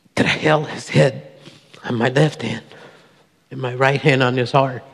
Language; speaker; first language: English; early bilingual, other home language; Spanish